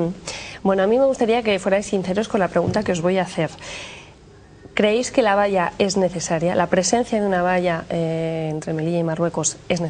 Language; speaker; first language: Spanish; native; Spanish